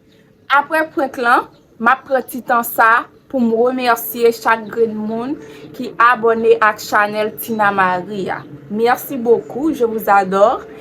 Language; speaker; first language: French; non-native, local second language; Haitian Creole